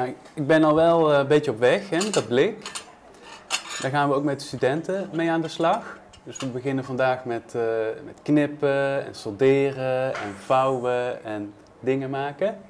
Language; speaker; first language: Dutch; native; Dutch